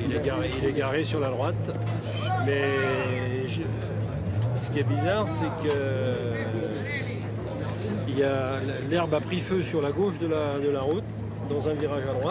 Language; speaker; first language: French; native; French